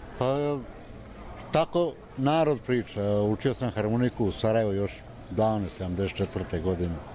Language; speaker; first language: Serbian; native; Serbian